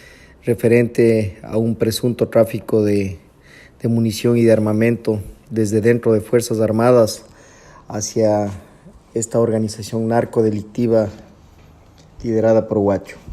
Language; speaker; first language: Spanish; native; Spanish